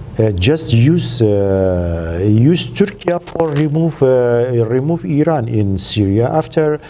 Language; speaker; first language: English; non-native, learner; Central Kurdish